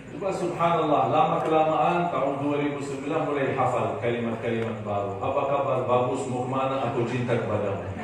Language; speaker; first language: Indonesian; non-native, fluent; Arabic